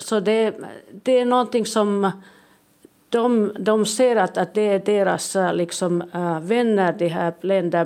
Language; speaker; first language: Swedish; non-native, local second language; Finnish